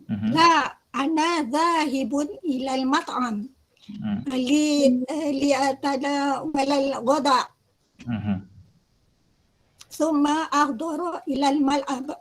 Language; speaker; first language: Arabic; non-native, learner; Malay